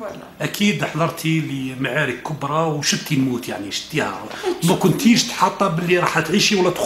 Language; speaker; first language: Arabic; native; Arabic